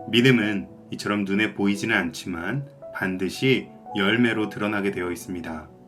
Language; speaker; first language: Korean; native; Korean